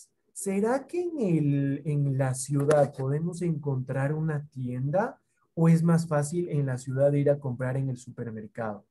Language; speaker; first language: Spanish; native; Spanish